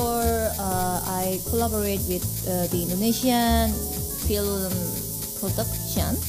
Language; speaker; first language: English; non-native, learner; Korean